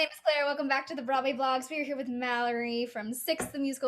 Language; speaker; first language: English; native; English